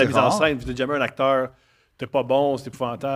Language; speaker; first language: French; native; French